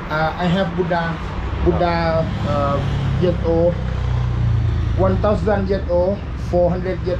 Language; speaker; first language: English; non-native, learner; Thai